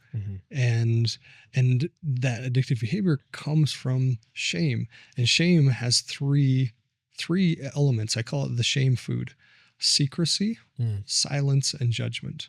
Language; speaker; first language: English; native; English